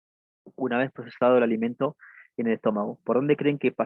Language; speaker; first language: Spanish; native; Spanish